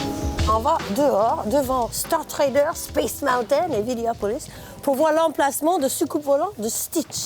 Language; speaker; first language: French; non-native, fluent; English